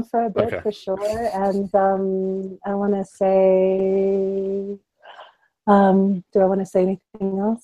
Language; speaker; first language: English; native; English